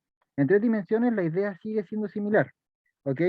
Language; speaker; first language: Spanish; native; Spanish